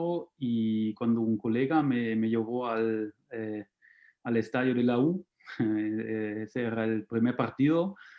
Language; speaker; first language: Spanish; non-native, fluent; German